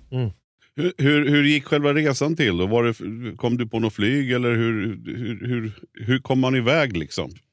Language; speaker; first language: Swedish; native; Swedish